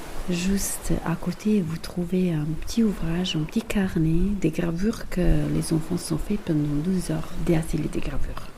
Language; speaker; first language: French; non-native, fluent; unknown